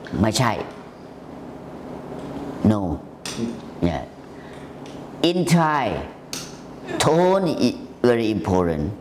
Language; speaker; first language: English; non-native, learner; Thai